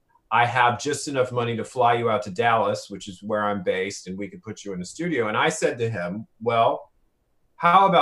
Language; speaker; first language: English; native; English